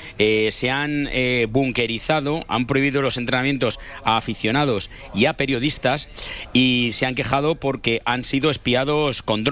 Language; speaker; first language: Spanish; native; Spanish